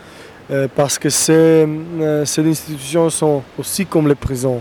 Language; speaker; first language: French; non-native, fluent; Slovenian